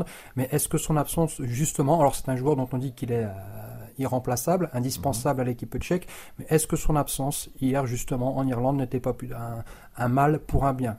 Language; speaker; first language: French; native; French